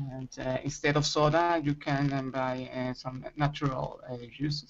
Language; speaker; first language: English; non-native, learner; Spanish